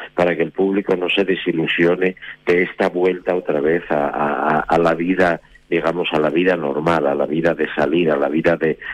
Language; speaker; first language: Spanish; native; Spanish